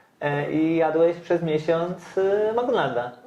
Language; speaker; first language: Polish; native; Polish